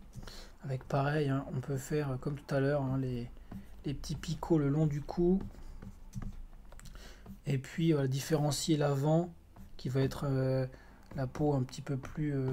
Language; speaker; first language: French; native; French